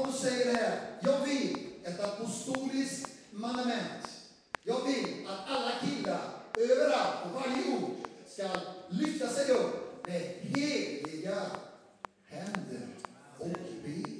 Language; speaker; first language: Swedish; non-native, fluent; Portuguese